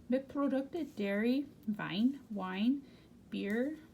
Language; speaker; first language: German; non-native, fluent; English